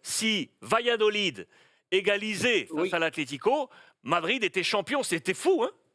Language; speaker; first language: French; native; French